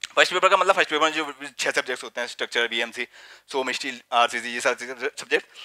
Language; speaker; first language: Hindi; native; Hindi